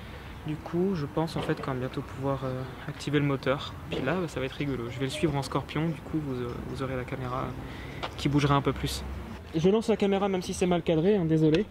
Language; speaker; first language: French; native; French